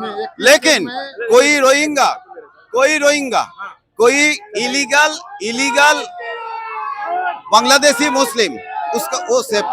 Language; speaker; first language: Hindi; non-native, local second language; Bangla